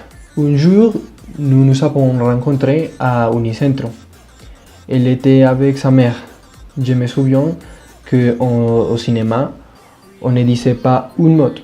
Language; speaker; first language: French; non-native, learner; Spanish